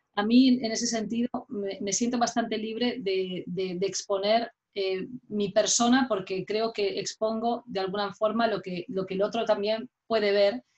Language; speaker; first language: Spanish; native; Spanish